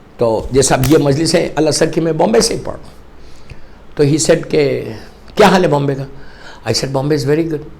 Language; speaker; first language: Urdu; native; Urdu